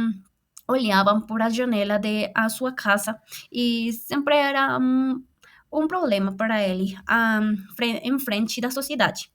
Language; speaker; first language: Portuguese; non-native, fluent; Spanish